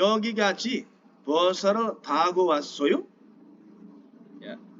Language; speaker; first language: Korean; non-native, fluent; Indonesian